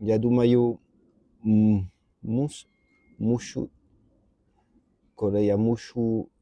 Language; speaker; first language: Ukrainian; non-native, learner; French